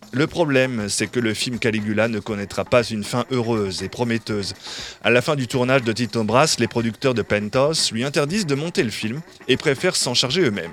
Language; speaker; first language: French; native; French